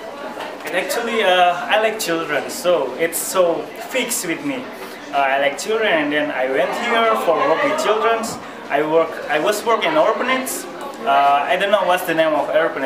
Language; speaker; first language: English; non-native, learner; Indonesian